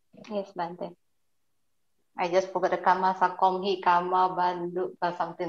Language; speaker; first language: English; non-native, fluent; Indonesian